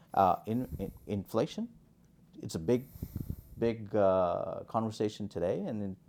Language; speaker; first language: English; non-native, local second language; Hindi